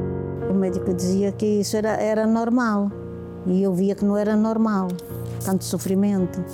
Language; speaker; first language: Portuguese; native; Portuguese